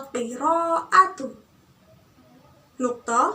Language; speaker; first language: Arabic; non-native, learner; Indonesian